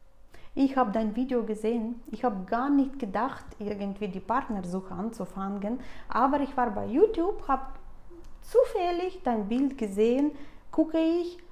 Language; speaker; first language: German; non-native, fluent; Russian